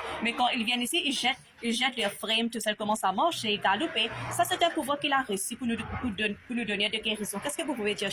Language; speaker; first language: French; non-native, local second language; Morisyen